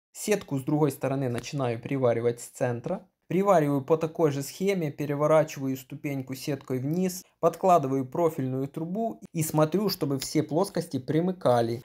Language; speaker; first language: Russian; non-native, local second language; Ukrainian